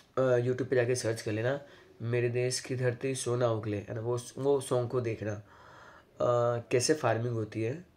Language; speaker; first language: Hindi; non-native, local second language; Gujarati